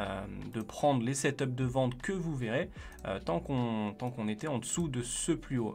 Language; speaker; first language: French; native; French